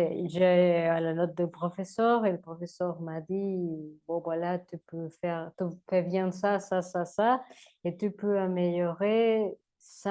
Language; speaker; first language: French; non-native, learner; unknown